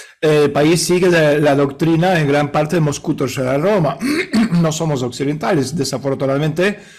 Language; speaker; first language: Spanish; non-native, fluent; Russian